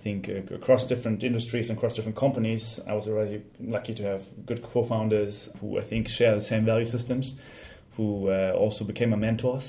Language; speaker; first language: English; non-native, fluent; German